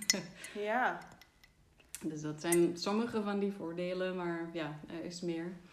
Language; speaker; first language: Dutch; non-native, fluent; Czech